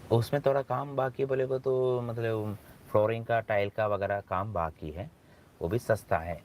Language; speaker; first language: Hindi; non-native, local second language; Malayalam